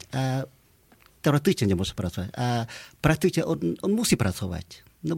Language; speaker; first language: Polish; non-native, fluent; Vietnamese